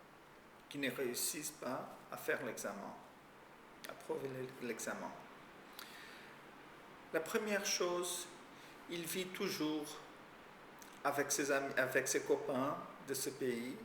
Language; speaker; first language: French; non-native, fluent; Portuguese